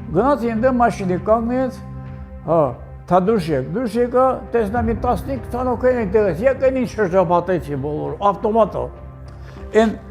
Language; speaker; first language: Armenian; native; Armenian